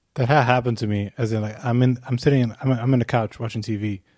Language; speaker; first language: English; non-native, fluent; Portuguese